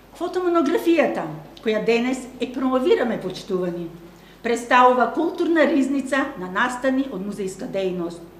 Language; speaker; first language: Macedonian; native; Macedonian